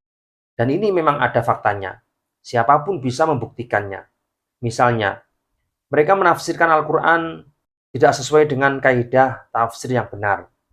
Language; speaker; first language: Indonesian; native; Indonesian